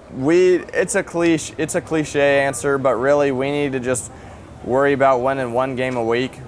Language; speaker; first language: English; native; English